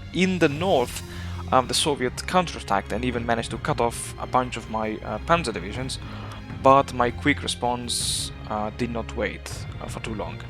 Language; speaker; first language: English; non-native, fluent; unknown